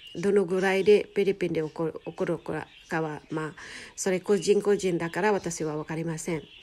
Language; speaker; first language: Japanese; non-native, fluent; Filipino